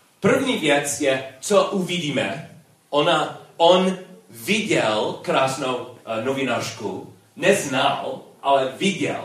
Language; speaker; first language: Czech; non-native, learner; English